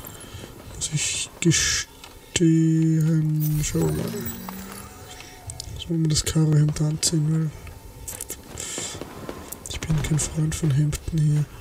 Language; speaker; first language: German; native; German